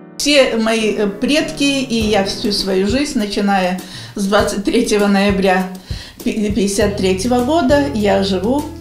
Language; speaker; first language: Russian; non-native, local second language; Bulgarian